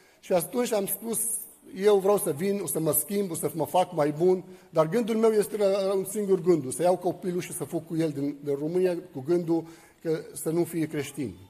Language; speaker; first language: Romanian; non-native, fluent; Arabic